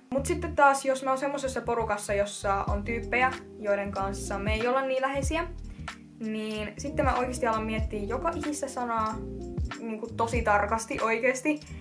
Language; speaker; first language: Finnish; early bilingual, other home language; Russian